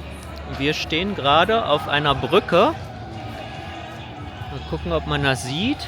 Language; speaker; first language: German; early bilingual, other home language; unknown